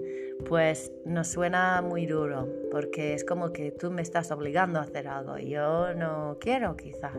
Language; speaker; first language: Spanish; non-native, fluent; English